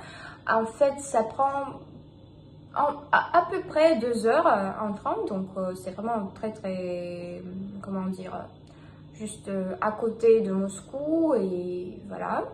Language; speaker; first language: French; non-native, fluent; Russian